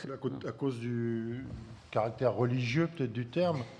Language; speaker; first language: French; native; French